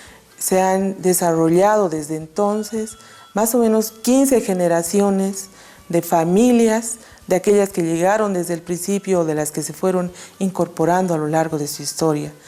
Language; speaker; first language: Spanish; native; Spanish